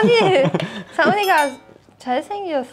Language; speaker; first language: Korean; non-native, learner; German